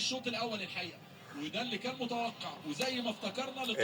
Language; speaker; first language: Arabic; native; Arabic